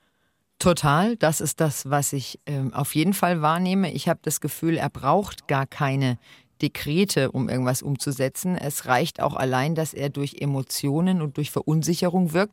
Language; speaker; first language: German; native; German